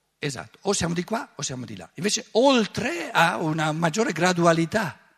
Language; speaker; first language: Italian; native; Italian